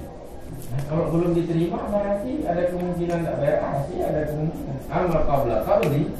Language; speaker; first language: Indonesian; native; Indonesian